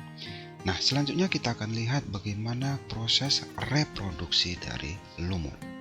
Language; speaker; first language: Indonesian; native; Indonesian